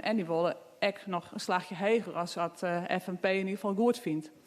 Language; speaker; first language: Dutch; non-native, local second language; Western Frisian